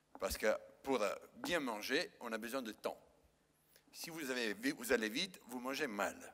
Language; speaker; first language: French; non-native, fluent; Italian